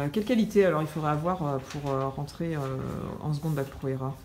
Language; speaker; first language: French; native; French